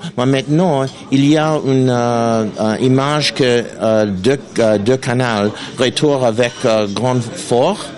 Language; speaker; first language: French; non-native, learner; English